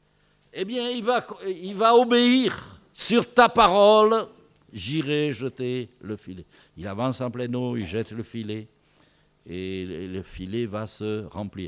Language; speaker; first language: French; native; French